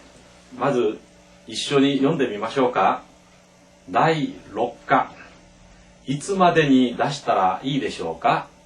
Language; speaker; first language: Japanese; non-native, fluent; Korean